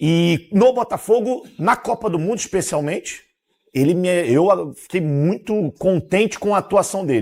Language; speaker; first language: Portuguese; native; Portuguese